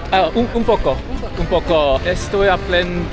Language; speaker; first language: Spanish; non-native, learner; Chinese